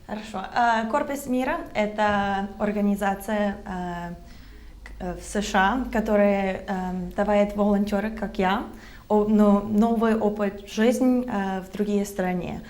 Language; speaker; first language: Russian; non-native, learner; English